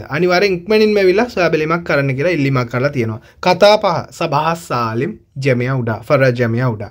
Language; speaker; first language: Sinhala; non-native, local second language; Tamil